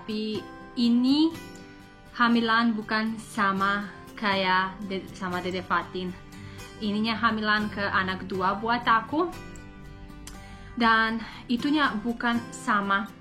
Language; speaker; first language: Indonesian; non-native, learner; English